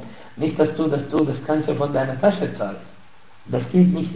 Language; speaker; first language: German; non-native, fluent; Arabic